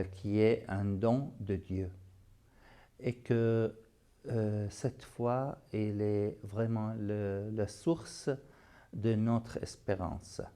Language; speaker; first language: French; non-native, fluent; Arabic